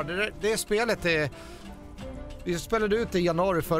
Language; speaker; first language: Swedish; native; Swedish